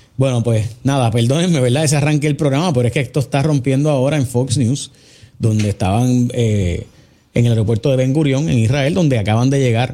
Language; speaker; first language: Spanish; native; Spanish